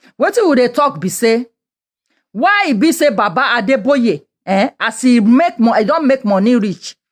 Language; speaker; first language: English; non-native, local second language; Yoruba